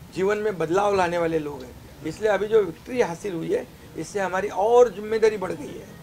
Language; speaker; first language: Hindi; non-native, local second language; Marathi